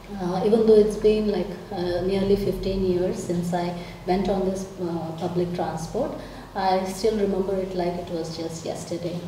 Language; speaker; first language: English; non-native, local second language; Malayalam